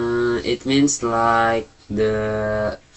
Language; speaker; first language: English; non-native, learner; Indonesian